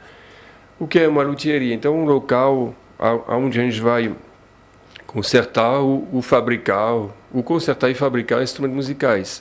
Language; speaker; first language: Portuguese; non-native, fluent; French